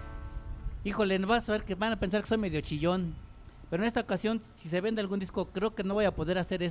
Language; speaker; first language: Spanish; native; Spanish